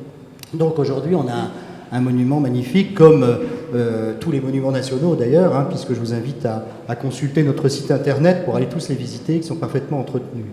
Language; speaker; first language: French; native; French